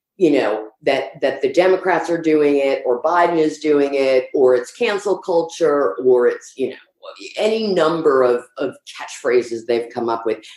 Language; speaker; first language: English; early bilingual, other home language; Swedish